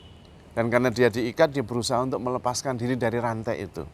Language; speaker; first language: Indonesian; native; Indonesian